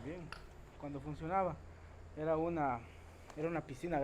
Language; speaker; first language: Spanish; native; Spanish